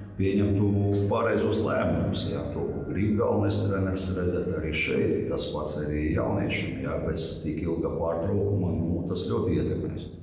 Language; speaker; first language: Latvian; non-native, local second language; Russian